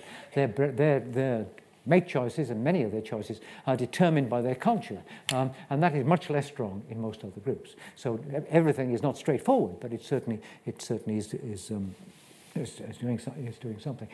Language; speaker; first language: English; native; English